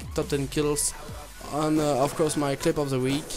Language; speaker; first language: English; non-native, learner; French